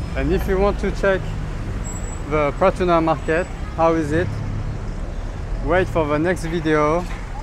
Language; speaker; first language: English; non-native, fluent; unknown